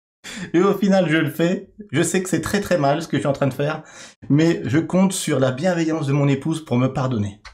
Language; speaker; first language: French; native; French